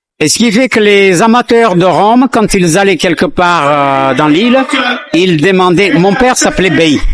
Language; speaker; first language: French; non-native, fluent; Kabuverdianu